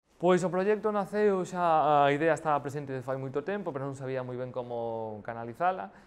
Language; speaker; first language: Galician; native; Galician